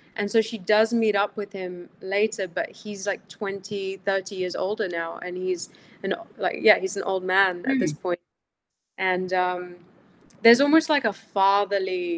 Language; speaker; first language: English; early bilingual, other home language; Greek